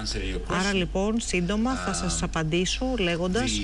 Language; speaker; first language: Greek; native; Greek